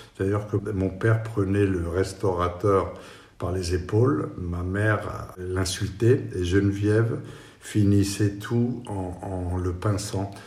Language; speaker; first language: French; non-native, fluent; Spanish